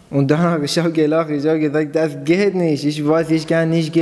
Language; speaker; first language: German; non-native, learner; Persian